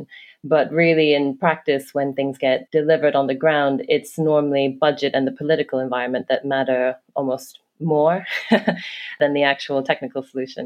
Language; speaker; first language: English; non-native, local second language; Cantonese